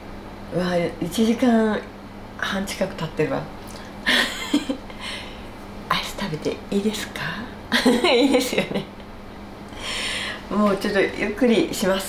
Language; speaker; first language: Japanese; native; Japanese